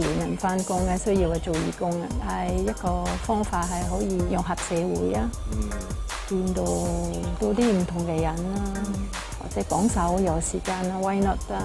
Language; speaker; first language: Cantonese; non-native, fluent; French